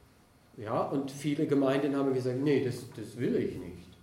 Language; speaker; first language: German; non-native, fluent; English